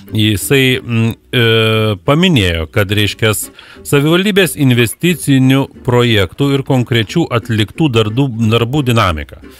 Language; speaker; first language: Lithuanian; native; Lithuanian